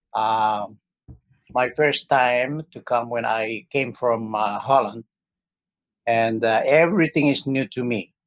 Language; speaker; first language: English; non-native, local second language; Filipino